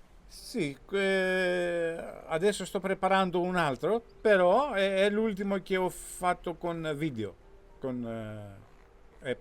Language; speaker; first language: Italian; non-native, fluent; Greek